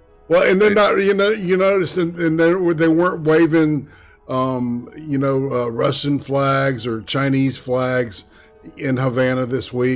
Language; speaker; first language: English; native; English